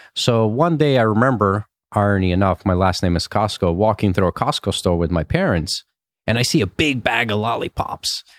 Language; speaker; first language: English; early bilingual, other home language; Russian